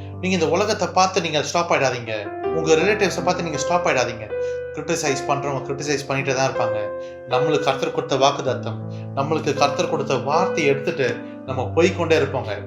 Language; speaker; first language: Tamil; early bilingual, heritage; Tamil